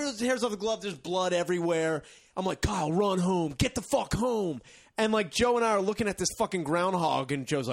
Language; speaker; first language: English; native; English